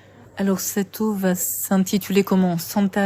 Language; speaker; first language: French; native; French